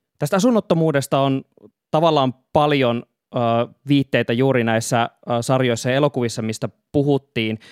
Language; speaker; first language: Finnish; native; Finnish